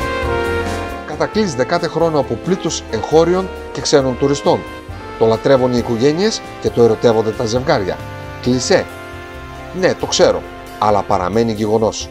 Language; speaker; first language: Greek; native; Greek